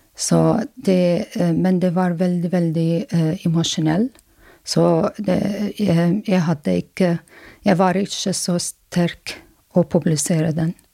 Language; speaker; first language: Norwegian; non-native, learner; Arabic